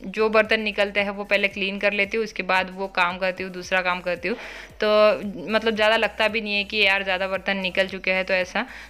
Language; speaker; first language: Hindi; non-native, local second language; Marathi